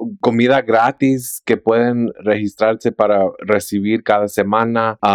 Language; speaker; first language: Spanish; early bilingual, heritage; Spanish